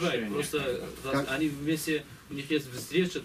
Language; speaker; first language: Russian; non-native, learner; Kurdish